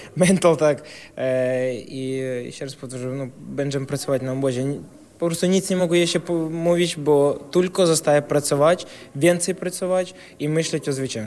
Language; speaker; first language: Polish; non-native, learner; Ukrainian